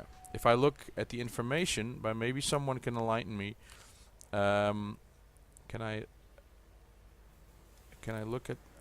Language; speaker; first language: English; native; English